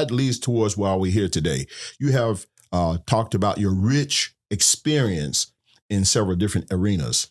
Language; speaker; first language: English; native; English